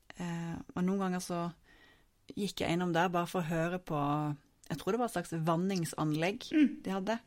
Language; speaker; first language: Norwegian; native; Norwegian